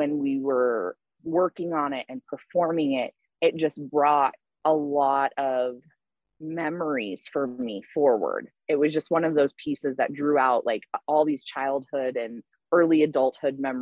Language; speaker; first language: English; native; English